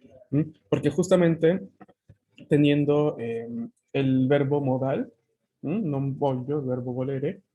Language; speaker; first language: Italian; non-native, fluent; Spanish